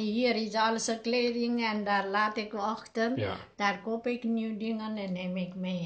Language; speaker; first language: Dutch; non-native, learner; Nepali